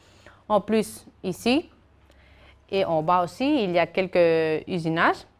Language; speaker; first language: French; non-native, fluent; Spanish